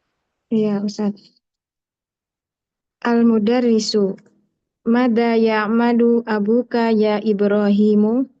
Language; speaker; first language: Arabic; non-native, learner; Indonesian